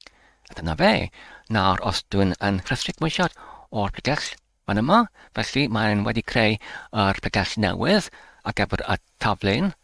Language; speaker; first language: Welsh; non-native, learner; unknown